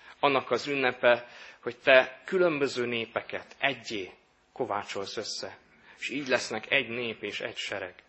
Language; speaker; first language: Hungarian; native; Hungarian